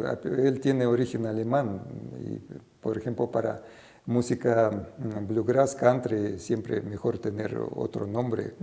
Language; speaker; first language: Spanish; non-native, fluent; Russian